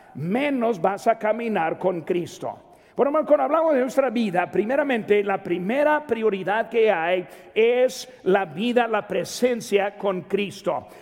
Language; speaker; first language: Spanish; native; Spanish